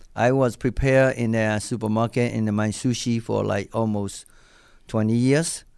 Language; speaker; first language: English; non-native, learner; Burmese